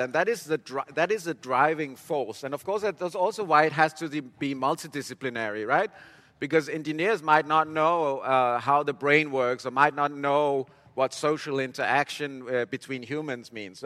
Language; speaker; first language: English; non-native, fluent; Danish